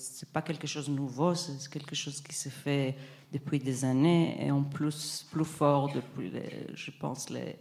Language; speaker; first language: French; non-native, fluent; Hebrew